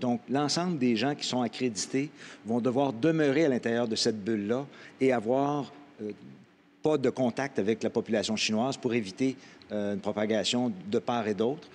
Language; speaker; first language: French; native; French